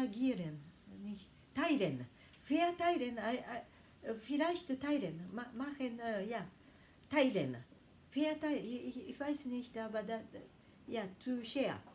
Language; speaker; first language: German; non-native, learner; Japanese